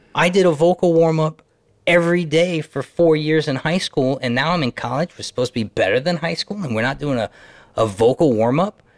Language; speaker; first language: English; native; English